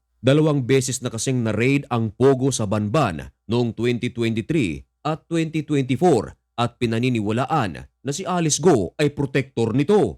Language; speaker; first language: Filipino; native; Filipino